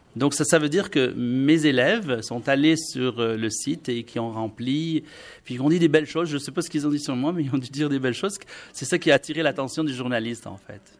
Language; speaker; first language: French; non-native, local second language; Arabic